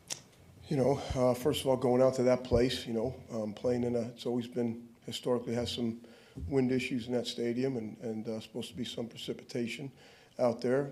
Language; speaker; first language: English; native; English